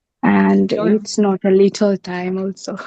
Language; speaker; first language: English; non-native, learner; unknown